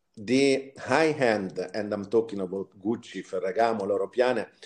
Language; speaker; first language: English; non-native, fluent; Italian